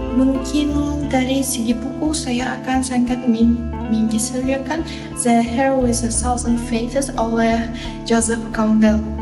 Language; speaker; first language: Malay; non-native, learner; Uzbek